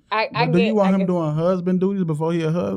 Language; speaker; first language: English; native; English